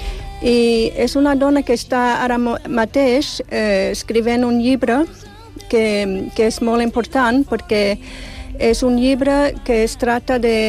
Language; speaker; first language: Catalan; non-native, fluent; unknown